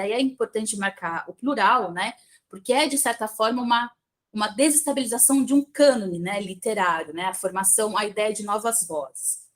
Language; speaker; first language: Portuguese; native; Portuguese